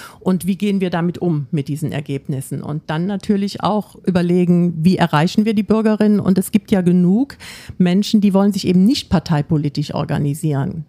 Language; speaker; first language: German; native; German